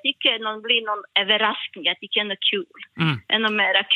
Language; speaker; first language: Swedish; non-native, learner; Bosnian